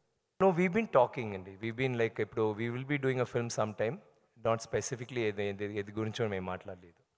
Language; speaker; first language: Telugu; non-native, learner; Tamil